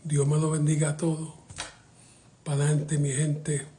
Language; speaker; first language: Spanish; early bilingual, heritage; Spanish